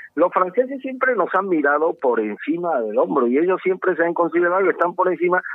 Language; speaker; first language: Spanish; native; Spanish